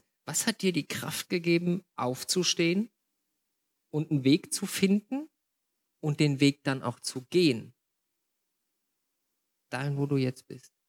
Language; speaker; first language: German; native; German